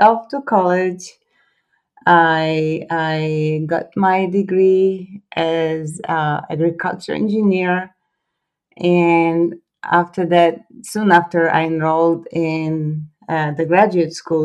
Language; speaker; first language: English; non-native, fluent; Croatian